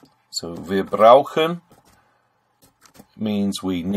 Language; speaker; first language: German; non-native, fluent; English